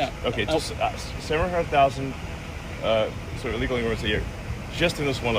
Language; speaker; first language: English; native; English